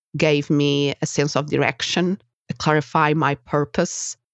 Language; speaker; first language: English; non-native, fluent; Portuguese